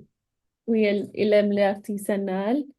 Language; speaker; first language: French; non-native, learner; English